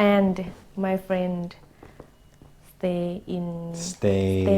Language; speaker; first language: English; non-native, learner; Thai